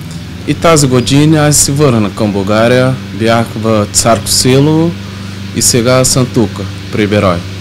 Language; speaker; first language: Bulgarian; non-native, learner; Portuguese